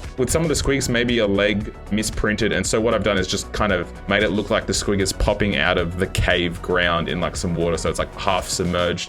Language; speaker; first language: English; native; English